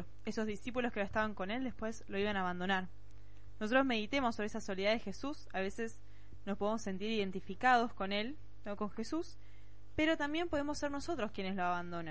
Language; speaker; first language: Spanish; native; Spanish